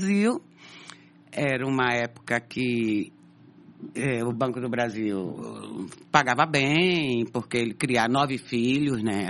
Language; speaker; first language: Portuguese; native; Portuguese